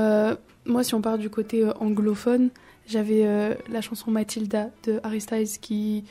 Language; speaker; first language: French; native; French